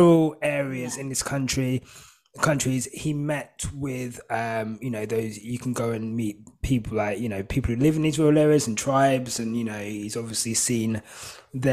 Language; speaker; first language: English; native; English